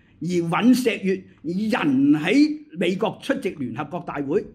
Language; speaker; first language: Chinese; native; Chinese